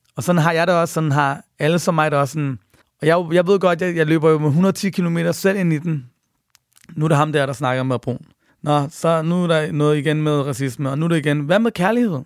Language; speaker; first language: Danish; early bilingual, other home language; Persian